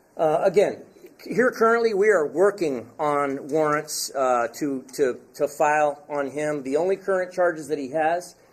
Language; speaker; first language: English; early bilingual, other home language; Spanish